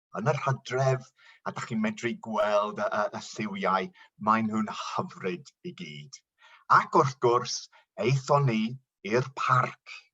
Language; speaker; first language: Welsh; non-native, local second language; English